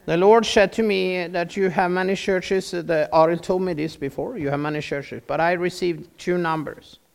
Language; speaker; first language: English; non-native, learner; Norwegian